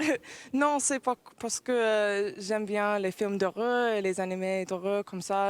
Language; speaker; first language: French; early bilingual, heritage; English